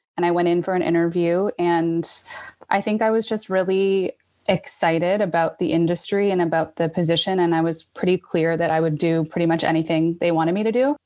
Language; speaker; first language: English; native; English